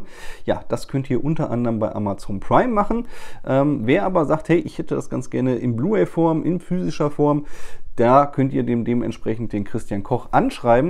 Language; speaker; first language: German; native; German